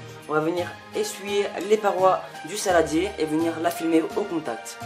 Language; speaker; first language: French; native; French